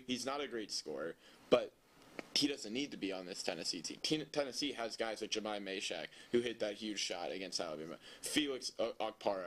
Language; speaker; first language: English; native; English